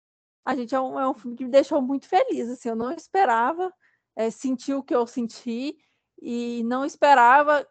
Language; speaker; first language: Portuguese; native; Portuguese